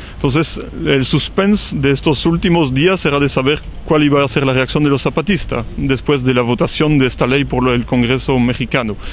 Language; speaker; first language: Spanish; non-native, fluent; French